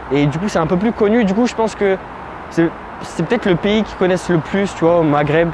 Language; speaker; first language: French; early bilingual, other home language; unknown